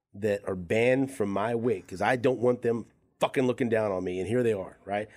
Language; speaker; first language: English; early bilingual, other home language; Spanish